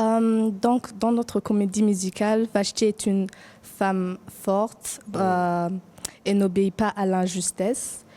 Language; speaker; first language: French; non-native, fluent; English